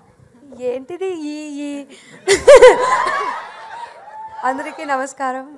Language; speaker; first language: Telugu; non-native, learner; Tamil